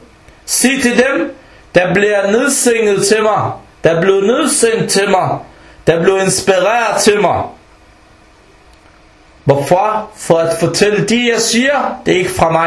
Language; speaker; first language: Danish; non-native, local second language; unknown